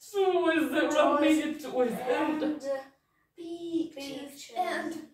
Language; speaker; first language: English; non-native, fluent; Russian